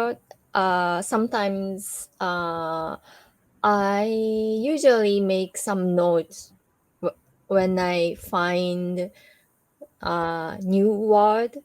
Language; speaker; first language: English; non-native, learner; Japanese